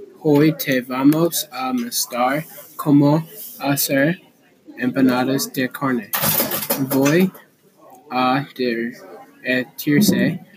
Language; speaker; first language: Spanish; non-native, learner; English